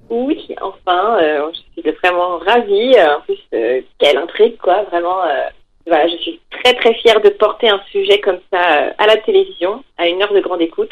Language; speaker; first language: French; native; French